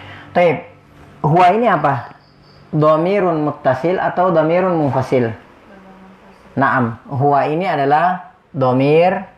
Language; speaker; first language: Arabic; non-native, fluent; Indonesian